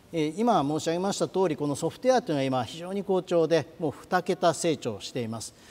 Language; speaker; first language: Japanese; native; Japanese